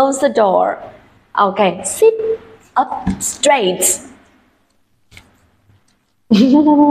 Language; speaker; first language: English; non-native, fluent; Vietnamese